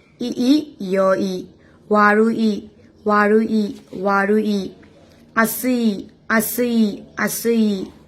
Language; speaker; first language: Japanese; non-native, fluent; Burmese